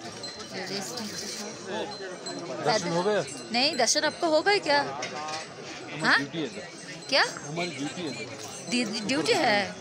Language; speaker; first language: Hindi; non-native, local second language; Bangla